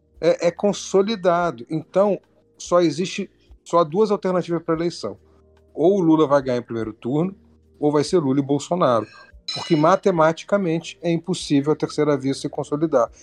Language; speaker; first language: Portuguese; native; Portuguese